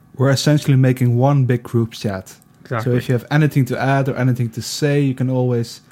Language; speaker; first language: English; non-native, fluent; Dutch